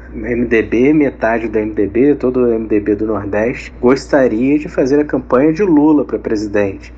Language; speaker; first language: Portuguese; native; Portuguese